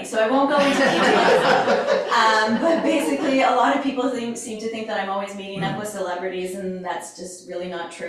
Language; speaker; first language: English; native; English